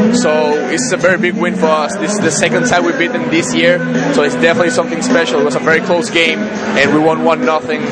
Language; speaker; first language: English; non-native, fluent; Spanish